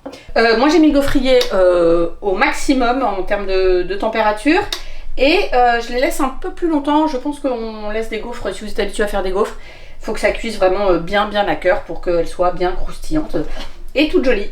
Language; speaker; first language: French; native; French